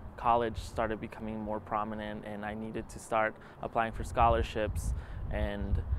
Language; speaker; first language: English; early bilingual, other home language; Spanish